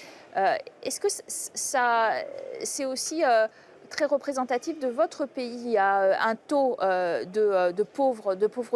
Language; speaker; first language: French; native; French